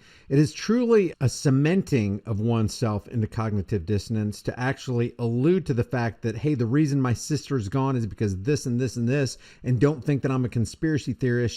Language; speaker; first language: English; native; English